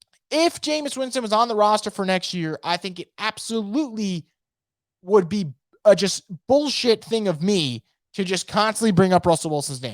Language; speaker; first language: English; native; English